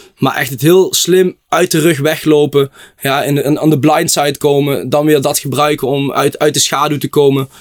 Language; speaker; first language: Dutch; native; Dutch